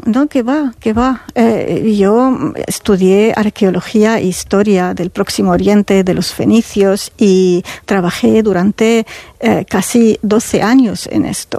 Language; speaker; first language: Spanish; non-native, fluent; Arabic